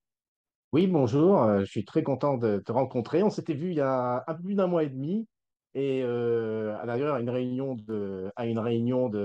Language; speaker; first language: French; native; French